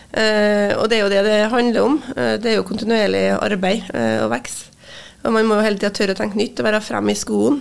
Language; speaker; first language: Norwegian; native; Norwegian